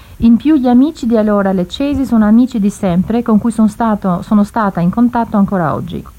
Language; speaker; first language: Italian; non-native, fluent; Albanian